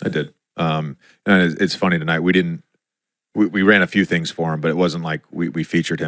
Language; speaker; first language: English; native; English